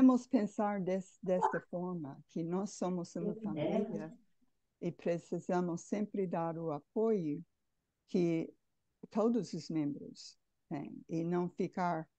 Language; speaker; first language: Portuguese; non-native, fluent; English